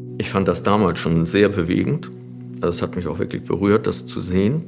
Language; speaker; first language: German; native; German